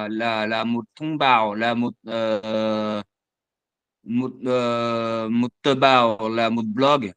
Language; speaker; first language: Vietnamese; non-native, learner; French